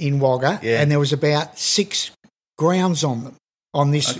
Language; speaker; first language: English; native; English